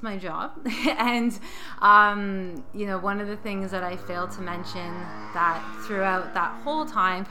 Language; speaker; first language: English; native; English